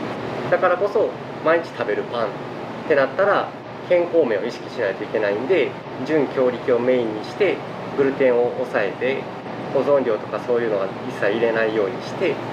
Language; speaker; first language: Japanese; native; Japanese